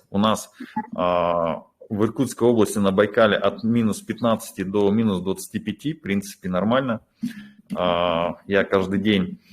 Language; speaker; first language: Russian; native; Russian